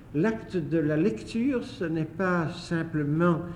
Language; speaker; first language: French; native; French